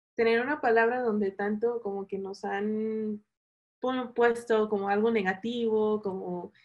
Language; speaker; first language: Spanish; early bilingual, heritage; Spanish